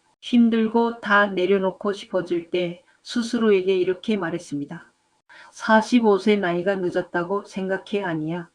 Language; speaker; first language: Korean; native; Korean